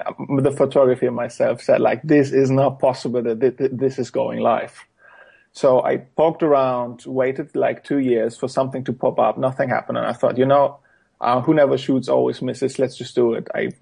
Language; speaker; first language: English; non-native, fluent; German